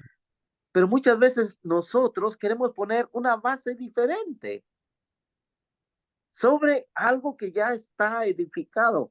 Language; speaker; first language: Spanish; native; Spanish